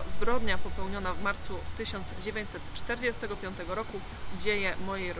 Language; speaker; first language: Polish; native; Polish